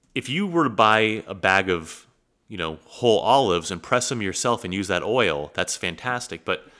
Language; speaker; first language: English; native; English